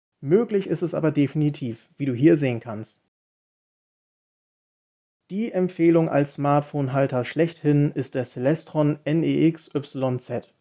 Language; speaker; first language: German; native; German